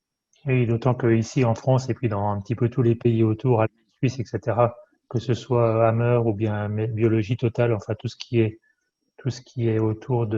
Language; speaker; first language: French; native; French